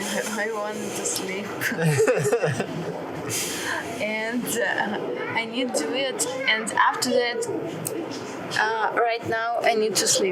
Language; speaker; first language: English; non-native, learner; Russian